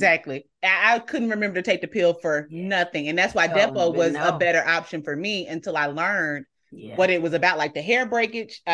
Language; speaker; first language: English; native; English